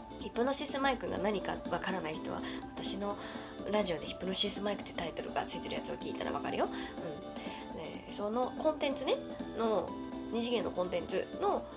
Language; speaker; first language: Japanese; native; Japanese